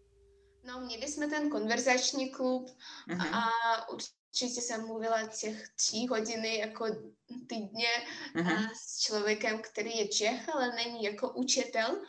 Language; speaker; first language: Czech; non-native, fluent; Russian